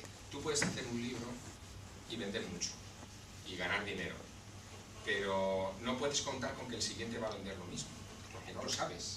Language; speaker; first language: Spanish; native; Spanish